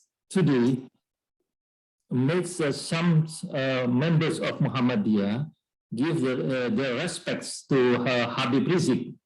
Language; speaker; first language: English; non-native, learner; Indonesian